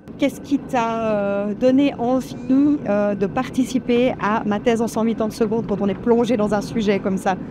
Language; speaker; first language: French; native; French